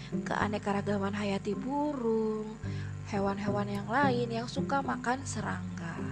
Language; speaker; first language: Indonesian; native; Indonesian